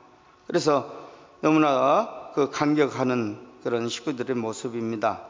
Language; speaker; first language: Korean; native; Korean